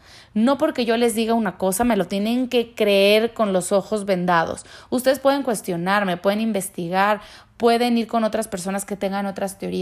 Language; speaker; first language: Spanish; native; Spanish